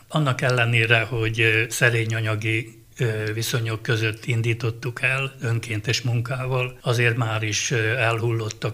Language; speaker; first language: Hungarian; native; Hungarian